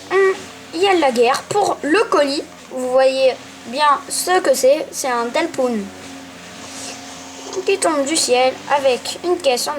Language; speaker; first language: French; native; French